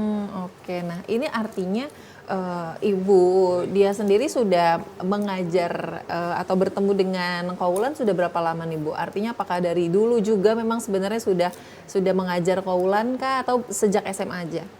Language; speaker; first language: Indonesian; native; Indonesian